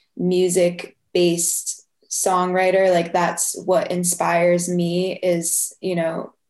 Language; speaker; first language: English; native; English